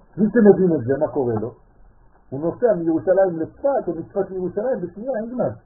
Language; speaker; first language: Hebrew; non-native, fluent; French